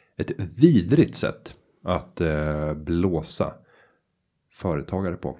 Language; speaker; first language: Swedish; native; Swedish